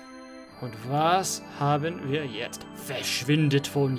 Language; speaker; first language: German; non-native, learner; English